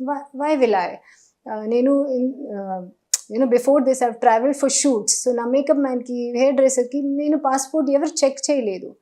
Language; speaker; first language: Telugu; non-native, local second language; Hindi